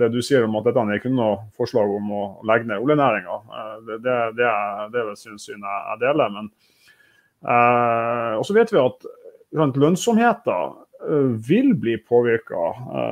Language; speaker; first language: Norwegian; native; Norwegian